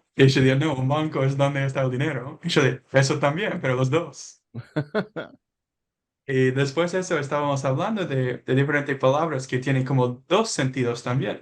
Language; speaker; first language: Spanish; non-native, learner; English